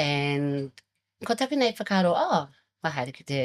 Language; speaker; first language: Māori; non-native, learner; English